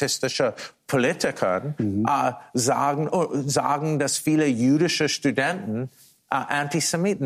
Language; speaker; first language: German; non-native, fluent; English